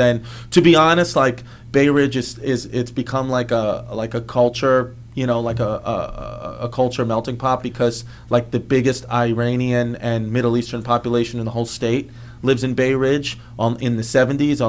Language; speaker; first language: English; native; English